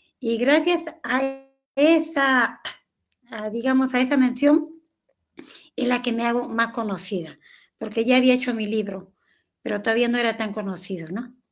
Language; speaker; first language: Spanish; native; Spanish